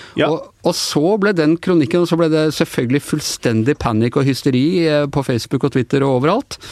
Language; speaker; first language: Norwegian; native; Norwegian